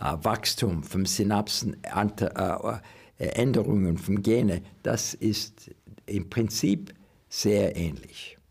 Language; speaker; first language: German; non-native, learner; English